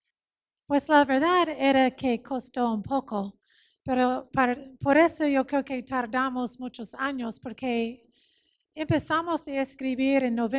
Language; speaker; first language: Spanish; non-native, fluent; English